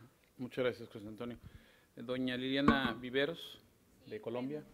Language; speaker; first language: Spanish; native; Spanish